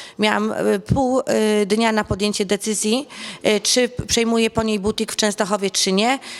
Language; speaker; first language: Polish; native; Polish